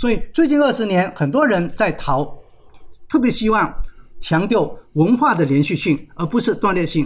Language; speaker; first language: Chinese; native; Chinese